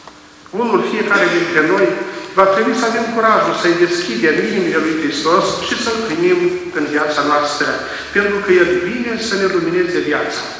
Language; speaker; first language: Romanian; native; Romanian